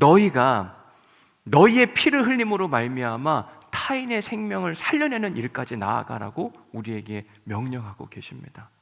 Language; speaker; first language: Korean; native; Korean